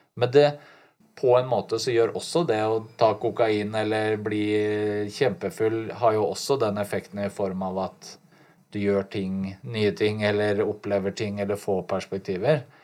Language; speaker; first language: Norwegian; native; Norwegian